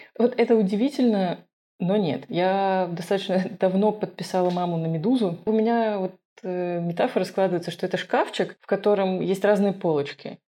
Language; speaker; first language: Russian; non-native, local second language; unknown